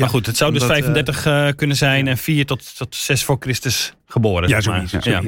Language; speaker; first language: Dutch; native; Dutch